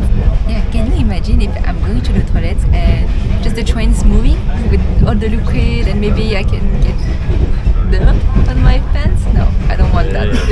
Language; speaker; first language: English; non-native, fluent; French